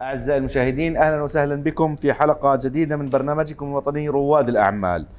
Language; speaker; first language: Arabic; native; Arabic